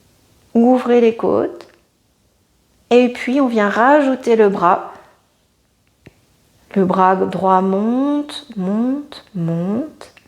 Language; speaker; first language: French; native; French